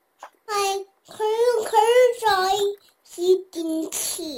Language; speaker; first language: Chinese; early bilingual, heritage; Cantonese